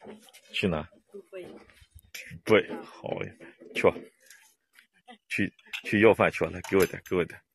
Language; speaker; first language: Chinese; native; Chinese